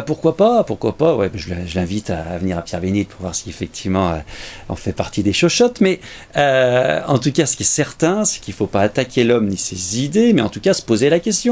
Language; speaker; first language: French; native; French